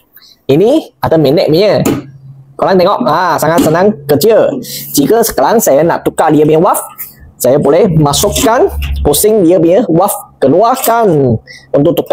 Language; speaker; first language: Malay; non-native, local second language; Chinese